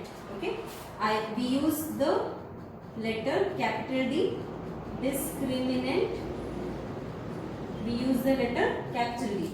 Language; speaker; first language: English; non-native, local second language; Hindi